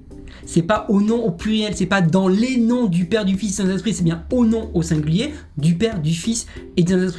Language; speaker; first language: French; native; French